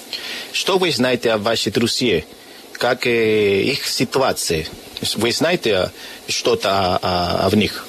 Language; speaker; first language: Russian; non-native, learner; Spanish